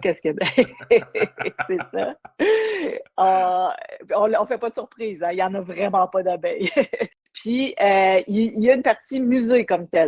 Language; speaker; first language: French; native; French